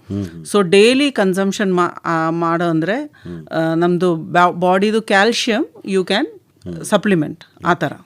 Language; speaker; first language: Kannada; non-native, local second language; Malayalam